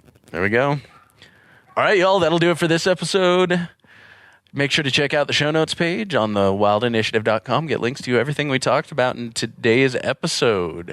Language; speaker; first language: English; native; English